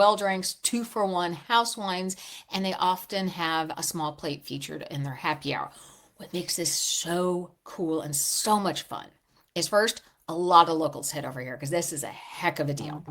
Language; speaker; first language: English; native; English